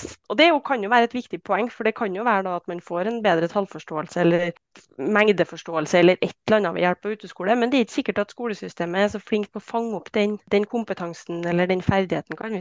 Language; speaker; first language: Norwegian; native; Norwegian